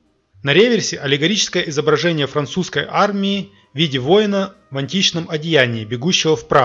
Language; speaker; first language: Russian; native; Russian